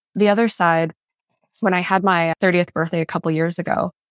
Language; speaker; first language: English; non-native, fluent; Chinese